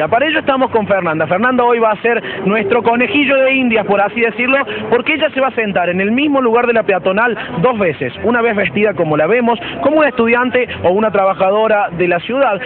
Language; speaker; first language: Spanish; native; Spanish